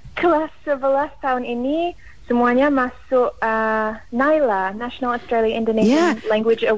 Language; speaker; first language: Indonesian; non-native, fluent; English